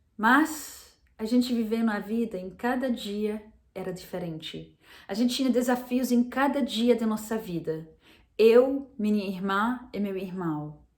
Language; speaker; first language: Portuguese; non-native, fluent; Arabic